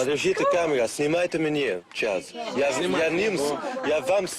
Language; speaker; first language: Russian; non-native, learner; Georgian